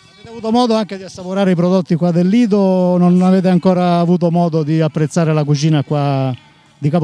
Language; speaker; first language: Italian; native; Italian